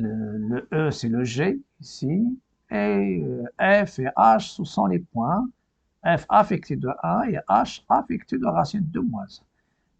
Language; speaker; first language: French; non-native, local second language; Arabic